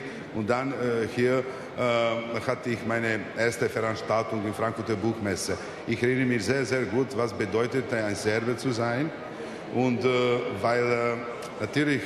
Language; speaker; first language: German; non-native, fluent; Serbian